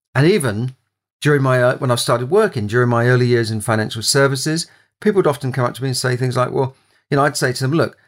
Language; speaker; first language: English; native; English